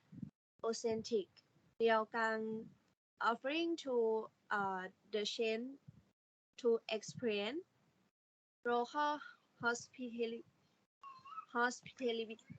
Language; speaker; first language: English; non-native, learner; Thai